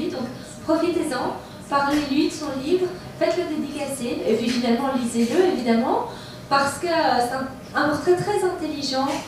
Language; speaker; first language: French; native; French